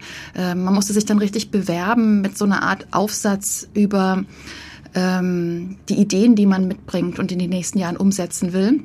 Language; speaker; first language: German; native; German